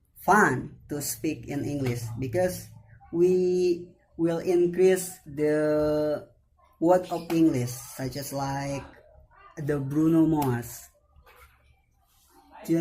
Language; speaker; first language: English; non-native, learner; Indonesian